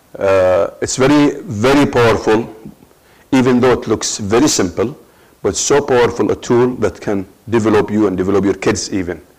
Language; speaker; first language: English; non-native, fluent; Arabic